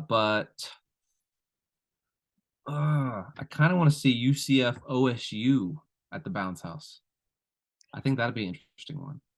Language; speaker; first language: English; native; English